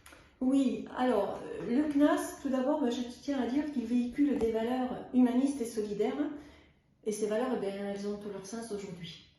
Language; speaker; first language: French; native; French